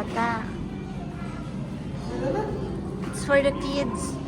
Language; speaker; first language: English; non-native, local second language; Filipino